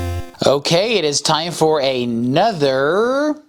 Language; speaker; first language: English; native; English